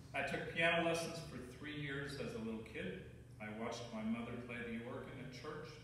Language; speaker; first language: English; native; English